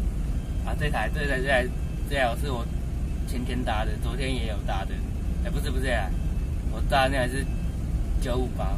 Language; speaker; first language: Chinese; native; Chinese